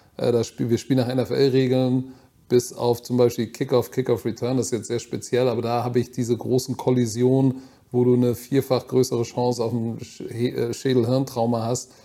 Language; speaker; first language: German; native; German